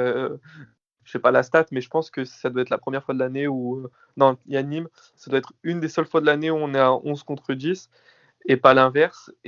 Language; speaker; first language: French; native; French